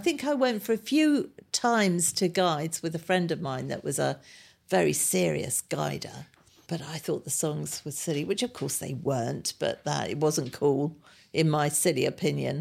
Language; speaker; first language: English; native; English